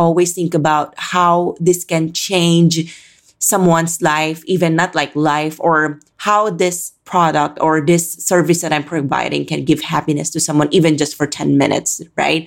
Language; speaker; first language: English; non-native, local second language; Filipino